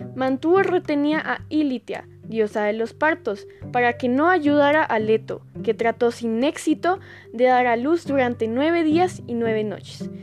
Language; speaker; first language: Spanish; native; Spanish